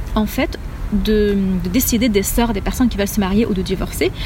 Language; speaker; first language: French; non-native, local second language; Arabic